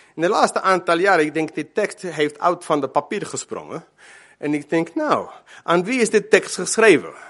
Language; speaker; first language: Dutch; non-native, fluent; Spanish